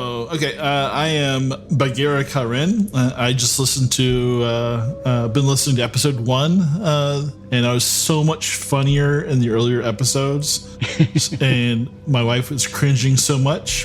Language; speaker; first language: English; native; English